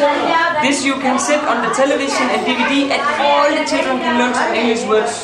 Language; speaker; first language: English; non-native, learner; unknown